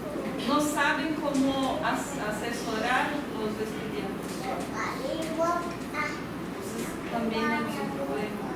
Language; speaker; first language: Spanish; non-native, fluent; Portuguese